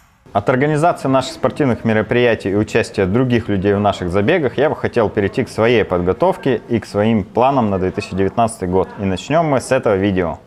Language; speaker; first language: Russian; native; Russian